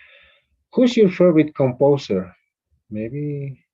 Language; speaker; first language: English; non-native, fluent; Spanish